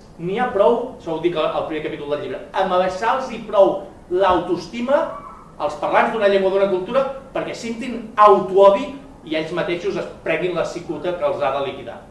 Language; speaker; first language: Catalan; native; Catalan